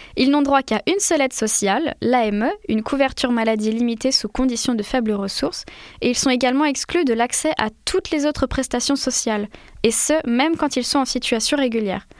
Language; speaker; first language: French; native; French